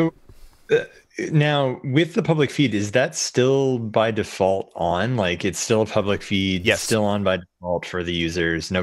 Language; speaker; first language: English; native; English